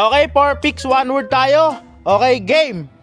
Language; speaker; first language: Filipino; native; Filipino